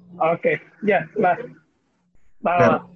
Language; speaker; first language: Spanish; native; Spanish